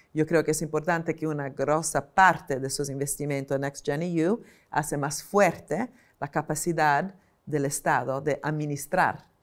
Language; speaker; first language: Spanish; non-native, fluent; Italian